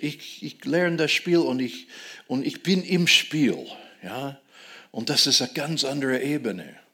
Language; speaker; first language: German; non-native, fluent; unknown